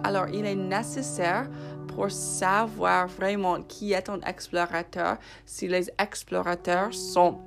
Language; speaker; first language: French; non-native, fluent; English